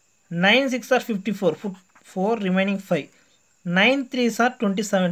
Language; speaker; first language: English; non-native, local second language; Tamil